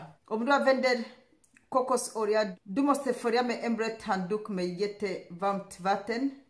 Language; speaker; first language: Swedish; non-native, learner; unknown